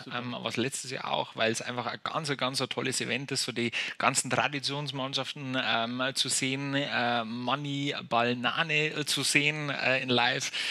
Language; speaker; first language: German; native; German